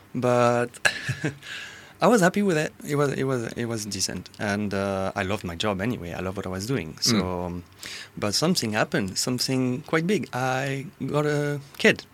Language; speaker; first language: English; non-native, fluent; French